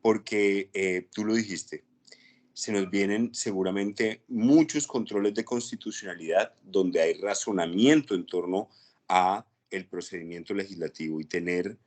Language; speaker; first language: Spanish; native; Spanish